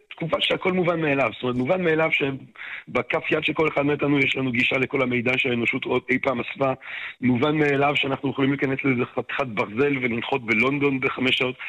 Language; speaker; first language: Hebrew; non-native, fluent; French